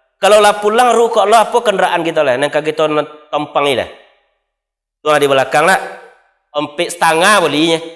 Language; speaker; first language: Malay; non-native, local second language; Minangkabau